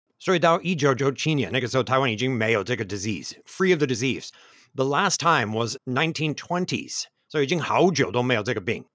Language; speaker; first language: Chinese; non-native, fluent; English